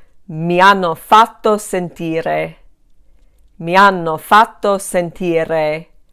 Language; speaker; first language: Italian; non-native, fluent; English